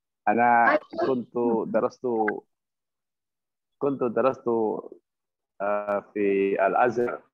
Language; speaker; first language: Arabic; non-native, fluent; Indonesian